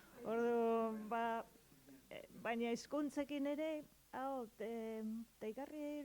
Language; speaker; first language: Basque; non-native, learner; English